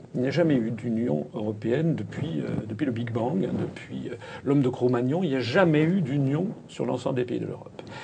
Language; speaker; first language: French; native; French